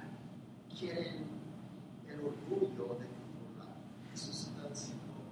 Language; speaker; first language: Spanish; non-native, fluent; English